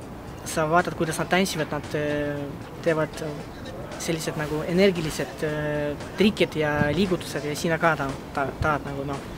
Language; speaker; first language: Estonian; non-native, local second language; Russian